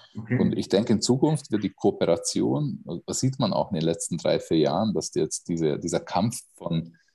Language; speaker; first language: German; non-native, fluent; Hungarian